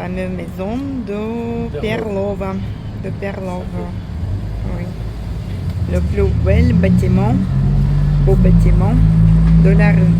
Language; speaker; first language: French; non-native, fluent; Russian